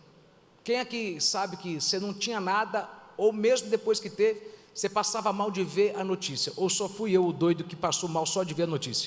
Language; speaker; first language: Portuguese; native; Portuguese